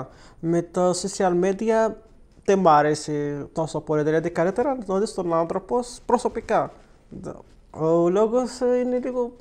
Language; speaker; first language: Greek; non-native, learner; Arabic